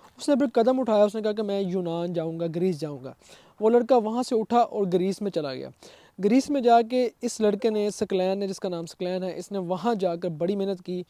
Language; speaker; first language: Urdu; non-native, local second language; Punjabi